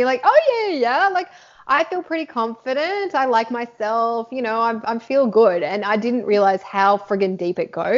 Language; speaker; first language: English; native; English